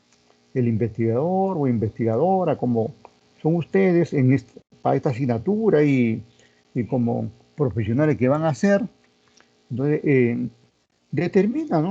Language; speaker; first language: Spanish; native; Spanish